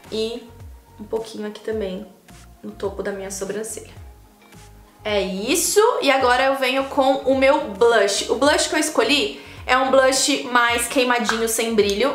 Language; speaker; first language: Portuguese; native; Portuguese